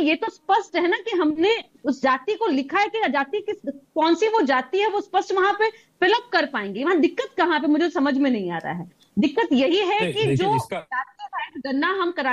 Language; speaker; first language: Hindi; native; Hindi